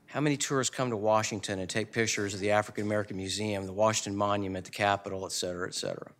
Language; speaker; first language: English; native; English